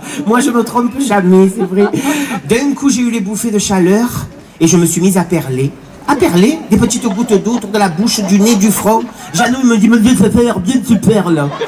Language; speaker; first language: French; native; French